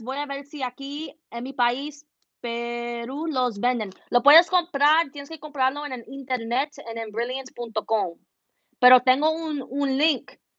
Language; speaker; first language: Spanish; early bilingual, heritage; Spanish